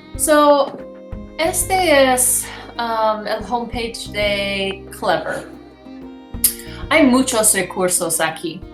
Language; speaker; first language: Spanish; non-native, fluent; English